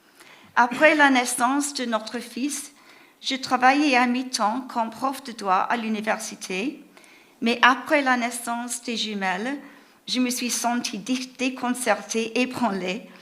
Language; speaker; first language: French; non-native, fluent; English